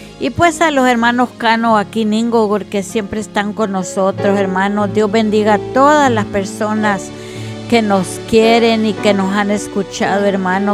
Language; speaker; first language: Spanish; early bilingual, other home language; English